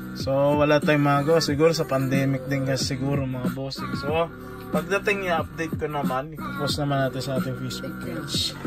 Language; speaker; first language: Filipino; native; Filipino